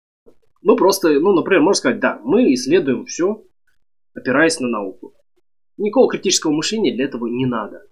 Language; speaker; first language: Russian; native; Russian